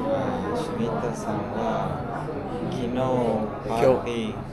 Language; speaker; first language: Japanese; non-native, learner; Filipino